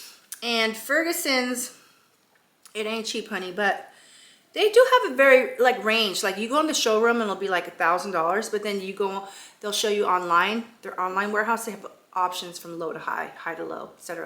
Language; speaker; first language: English; native; English